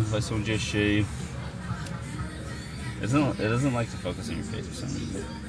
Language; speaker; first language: English; non-native, fluent; Portuguese